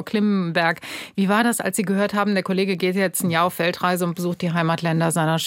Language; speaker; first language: German; native; German